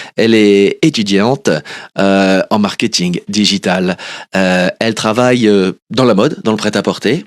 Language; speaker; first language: French; early bilingual, other home language; Portuguese